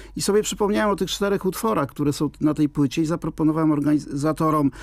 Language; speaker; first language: Polish; native; Polish